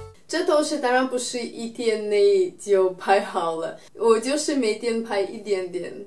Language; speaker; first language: Chinese; non-native, fluent; Russian